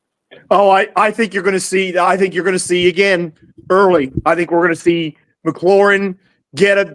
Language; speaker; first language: English; native; English